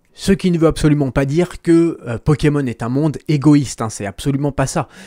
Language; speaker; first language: French; native; French